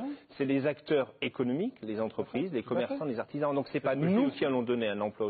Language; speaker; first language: French; native; French